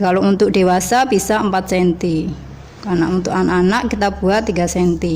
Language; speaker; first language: Indonesian; native; Indonesian